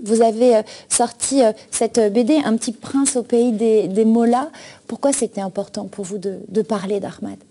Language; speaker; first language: French; native; French